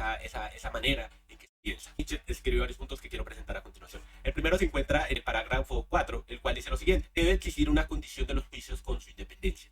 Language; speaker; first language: Spanish; native; Spanish